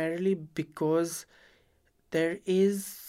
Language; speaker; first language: English; non-native, local second language; Hindi